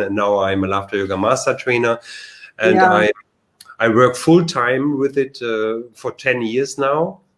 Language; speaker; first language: English; non-native, learner; German